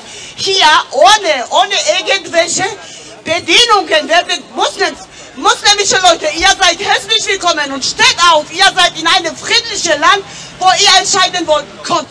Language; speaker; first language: German; non-native, fluent; Georgian